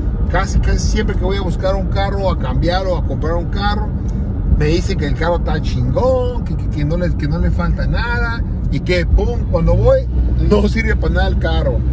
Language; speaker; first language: Spanish; early bilingual, heritage; Spanish